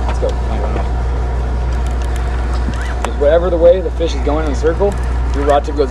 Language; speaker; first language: English; native; English